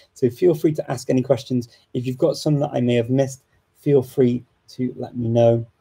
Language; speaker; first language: English; native; English